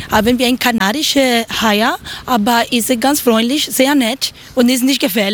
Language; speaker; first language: German; non-native, learner; Spanish